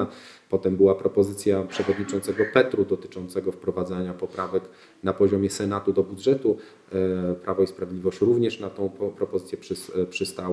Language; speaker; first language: Polish; native; Polish